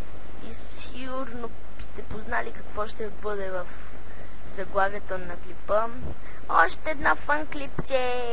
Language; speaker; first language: Bulgarian; native; Bulgarian